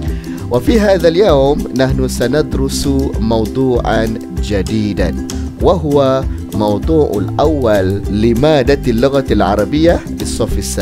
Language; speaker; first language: Arabic; non-native, fluent; Malay